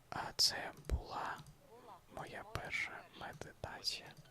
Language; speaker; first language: Ukrainian; non-native, learner; Russian